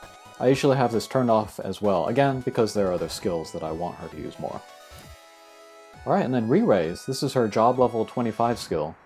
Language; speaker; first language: English; native; English